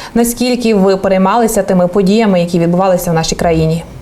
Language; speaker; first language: Ukrainian; native; Ukrainian